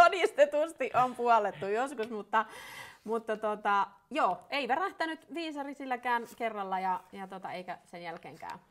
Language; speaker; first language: Finnish; native; Finnish